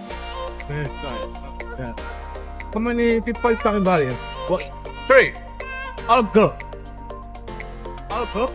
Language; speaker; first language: English; non-native, learner; Indonesian